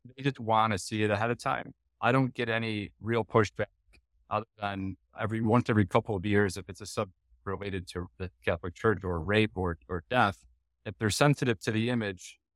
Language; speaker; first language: English; non-native, fluent; Dutch